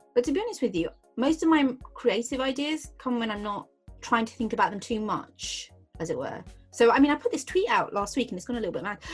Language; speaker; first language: English; native; English